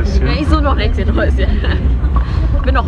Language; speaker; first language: German; native; German